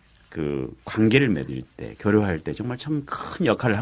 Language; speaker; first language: Korean; native; Korean